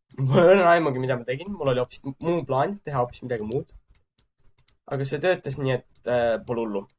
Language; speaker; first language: Estonian; native; Estonian